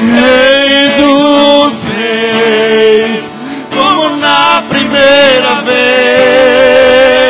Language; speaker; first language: Portuguese; native; Portuguese